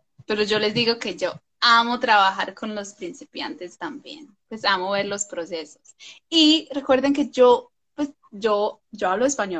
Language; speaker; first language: Spanish; non-native, fluent; English